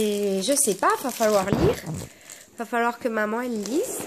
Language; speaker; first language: French; native; French